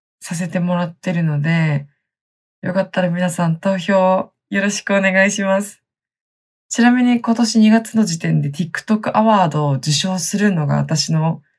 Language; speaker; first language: Japanese; native; Japanese